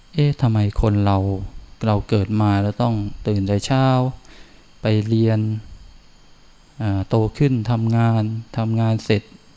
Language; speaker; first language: Thai; native; Thai